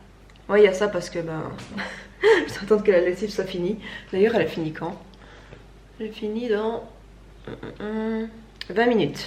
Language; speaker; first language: French; native; French